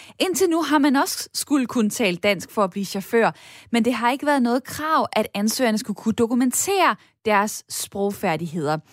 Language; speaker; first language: Danish; native; Danish